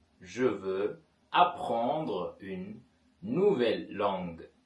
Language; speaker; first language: French; non-native, fluent; Tamil